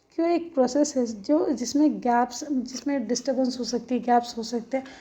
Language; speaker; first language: Hindi; non-native, local second language; Marathi